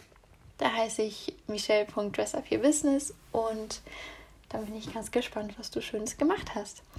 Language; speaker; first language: German; native; German